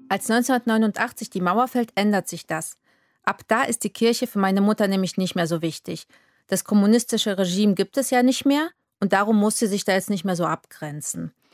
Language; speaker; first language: German; early bilingual, other home language; Polish